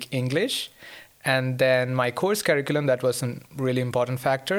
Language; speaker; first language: English; non-native, local second language; Malayalam